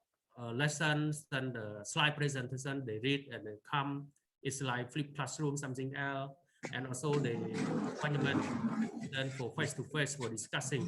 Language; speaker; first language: English; non-native, learner; Khmer